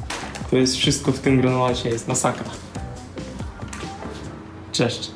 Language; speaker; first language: Polish; non-native, learner; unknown